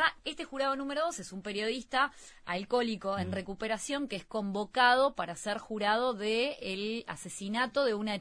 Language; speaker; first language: Spanish; native; Spanish